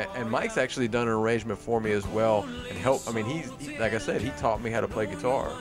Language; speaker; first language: English; native; English